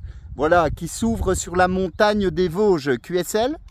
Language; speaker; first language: French; native; French